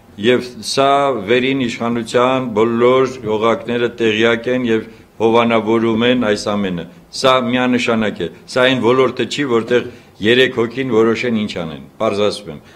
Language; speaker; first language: Armenian; native; Armenian